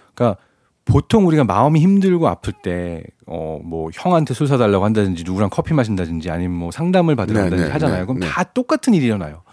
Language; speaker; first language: Korean; early bilingual, other home language; German